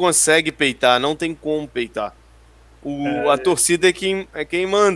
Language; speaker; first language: Portuguese; native; Portuguese